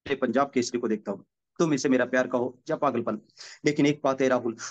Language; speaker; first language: Hindi; non-native, local second language; Marathi